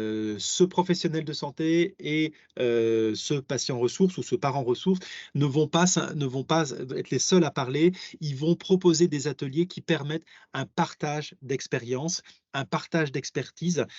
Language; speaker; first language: French; native; French